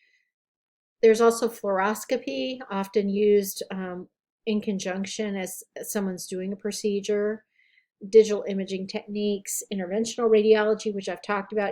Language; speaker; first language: English; native; English